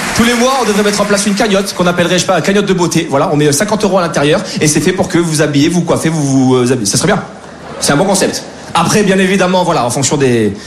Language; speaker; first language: French; native; French